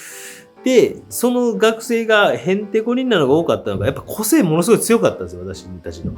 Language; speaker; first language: Japanese; native; Japanese